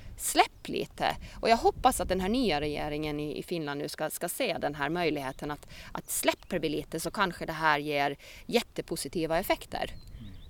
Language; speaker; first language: Swedish; native; Swedish